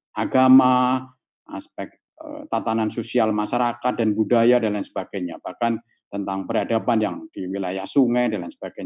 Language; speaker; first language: Indonesian; native; Indonesian